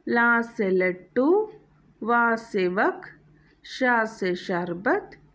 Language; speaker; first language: Hindi; non-native, local second language; Malayalam